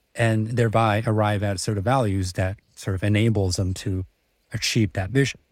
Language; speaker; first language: English; early bilingual, other home language; Czech